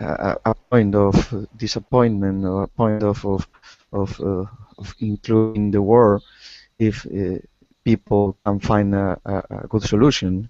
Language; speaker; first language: English; non-native, learner; Spanish